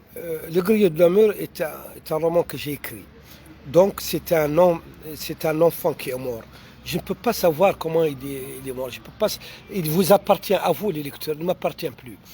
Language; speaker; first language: French; non-native, local second language; Arabic